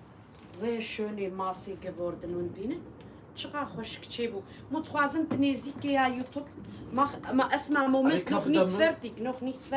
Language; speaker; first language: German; non-native, learner; Kurdish